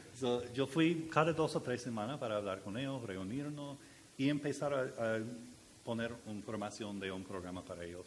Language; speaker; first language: Spanish; non-native, learner; English